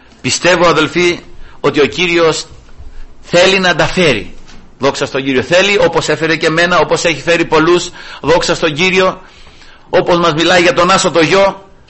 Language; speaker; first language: Greek; early bilingual, heritage; Greek